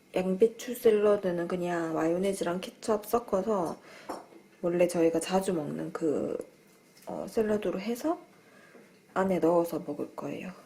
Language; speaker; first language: Korean; native; Korean